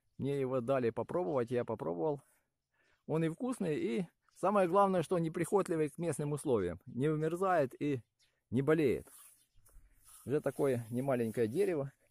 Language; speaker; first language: Russian; non-native, local second language; Ukrainian